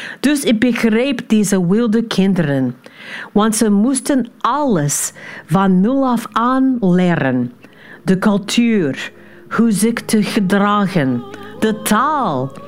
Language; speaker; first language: Dutch; non-native, fluent; English